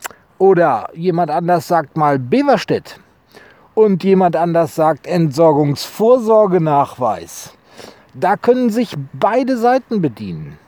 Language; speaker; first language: German; native; German